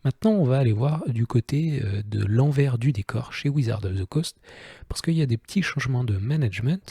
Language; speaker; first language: French; native; French